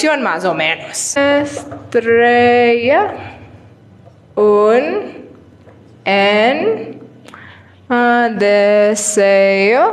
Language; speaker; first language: Spanish; non-native, learner; English